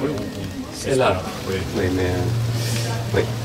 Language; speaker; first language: French; non-native, learner; English